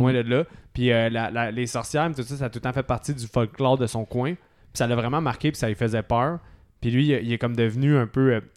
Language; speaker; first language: French; native; French